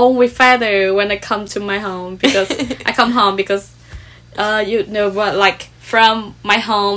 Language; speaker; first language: English; non-native, learner; Vietnamese